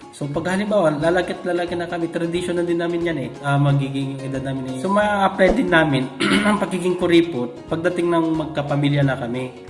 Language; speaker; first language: Filipino; non-native, local second language; Iloko